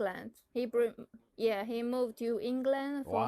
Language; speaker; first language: English; non-native, learner; Chinese